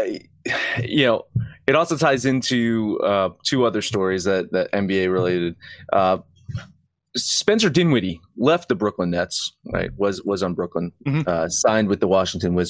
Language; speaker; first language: English; native; English